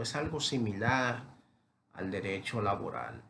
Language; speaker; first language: Spanish; native; Spanish